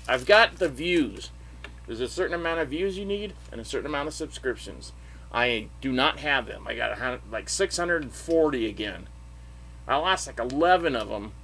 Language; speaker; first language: English; native; English